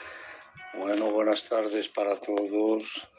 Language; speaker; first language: Spanish; native; Spanish